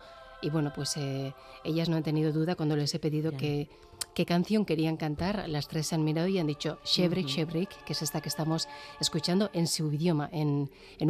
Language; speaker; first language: Spanish; native; Spanish